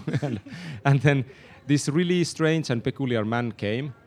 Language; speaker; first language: English; non-native, fluent; Finnish